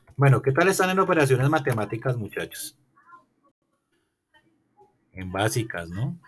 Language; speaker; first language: Spanish; native; Spanish